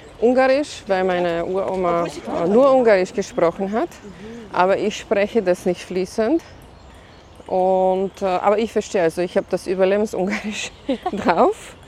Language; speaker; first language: German; non-native, fluent; Slovak